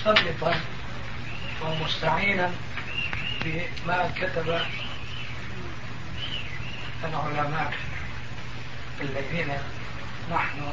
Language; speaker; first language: Arabic; non-native, fluent; Turkish